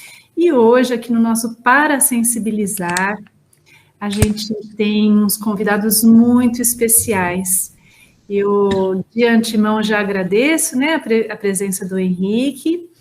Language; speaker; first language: Portuguese; native; Portuguese